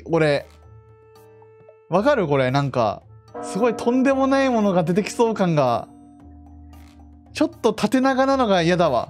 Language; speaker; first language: Japanese; native; Japanese